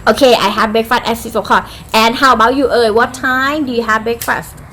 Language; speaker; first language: English; non-native, fluent; Thai